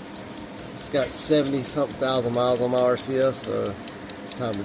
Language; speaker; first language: English; native; English